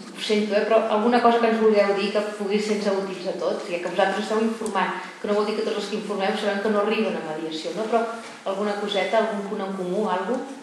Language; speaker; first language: Catalan; native; Catalan